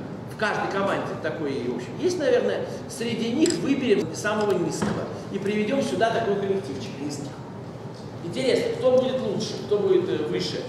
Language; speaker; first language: Russian; native; Russian